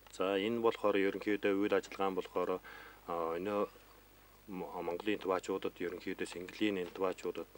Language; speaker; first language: Mongolian; non-native, local second language; Tuvinian